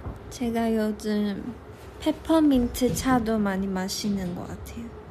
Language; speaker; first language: Korean; non-native, local second language; Chinese